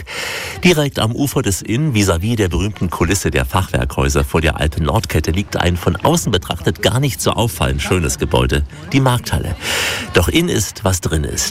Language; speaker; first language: German; native; German